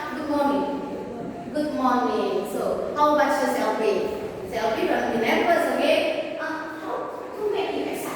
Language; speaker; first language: English; non-native, fluent; Indonesian